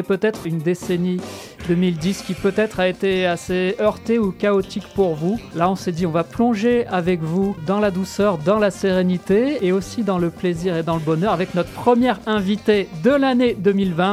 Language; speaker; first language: French; native; French